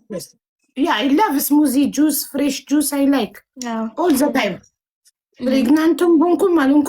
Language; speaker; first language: English; non-native, learner; Amharic